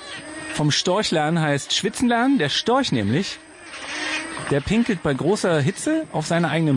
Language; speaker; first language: German; native; German